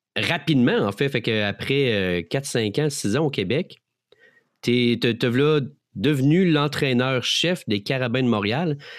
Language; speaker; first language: French; native; French